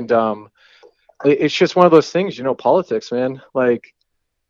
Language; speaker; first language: English; native; English